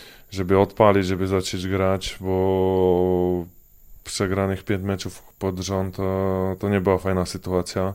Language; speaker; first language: Polish; non-native, fluent; Czech